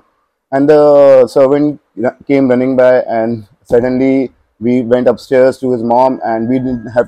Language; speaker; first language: English; non-native, local second language; Hindi